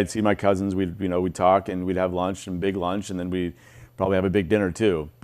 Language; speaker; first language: English; native; English